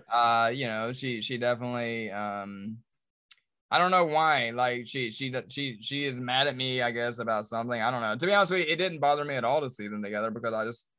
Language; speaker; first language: English; native; English